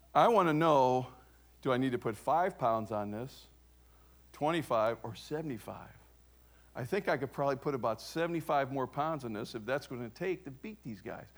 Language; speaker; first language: English; native; English